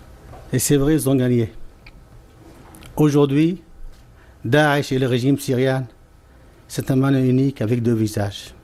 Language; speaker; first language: French; non-native, fluent; Arabic